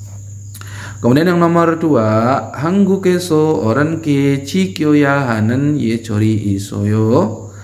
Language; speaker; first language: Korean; non-native, fluent; Indonesian